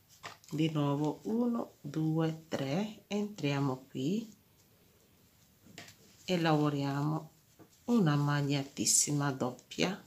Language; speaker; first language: Italian; non-native, fluent; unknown